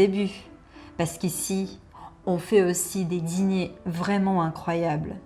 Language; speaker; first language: French; non-native, fluent; Portuguese